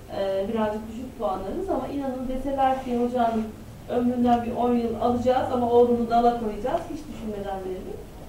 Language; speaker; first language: Turkish; native; Turkish